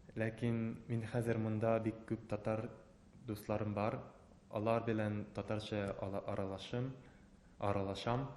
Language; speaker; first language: Tatar; non-native, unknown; Japanese